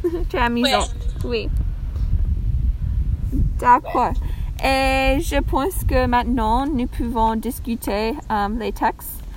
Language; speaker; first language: French; non-native, learner; English